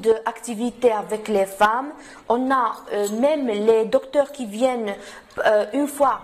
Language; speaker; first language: French; non-native, local second language; Arabic